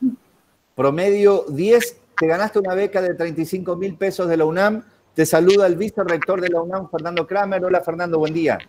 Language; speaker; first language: Spanish; native; Spanish